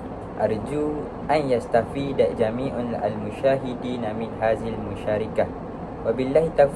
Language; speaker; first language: Arabic; non-native, learner; Malay